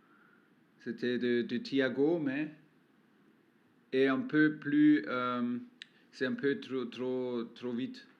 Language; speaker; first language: French; non-native, learner; German